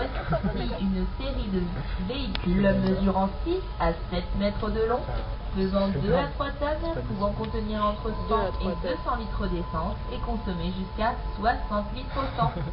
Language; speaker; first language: French; native; French